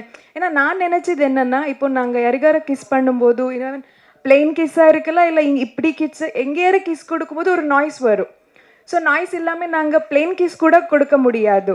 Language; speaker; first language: Tamil; non-native, learner; Kannada